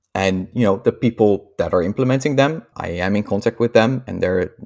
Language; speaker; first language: English; non-native, fluent; Dutch